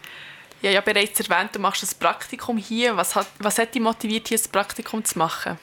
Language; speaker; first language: German; native; German